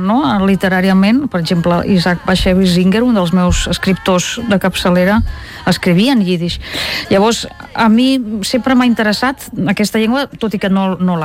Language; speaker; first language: Catalan; non-native, fluent; Russian